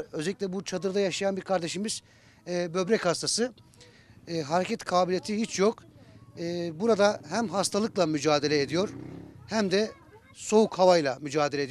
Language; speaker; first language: Turkish; native; Turkish